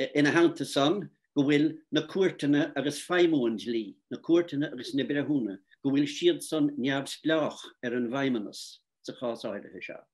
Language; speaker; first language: Irish; native; Irish